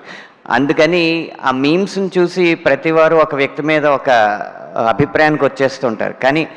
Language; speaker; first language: Telugu; native; Telugu